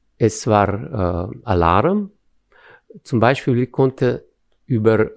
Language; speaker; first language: German; non-native, fluent; Slovenian